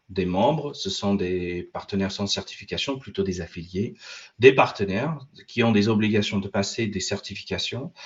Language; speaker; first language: French; non-native, fluent; English